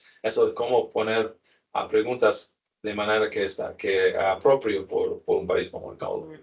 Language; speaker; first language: Portuguese; non-native, learner; Spanish